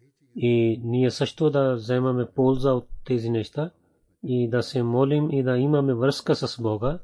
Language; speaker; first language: Bulgarian; non-native, learner; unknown